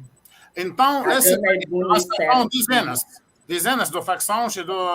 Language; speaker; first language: Portuguese; non-native, fluent; Arabic